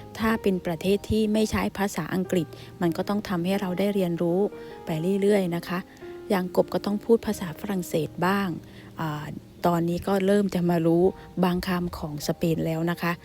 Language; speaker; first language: Thai; native; Thai